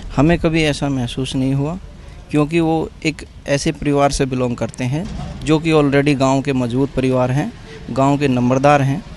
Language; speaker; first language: Hindi; native; Hindi